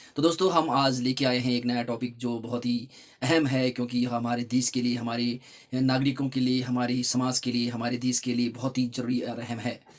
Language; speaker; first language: Hindi; native; Hindi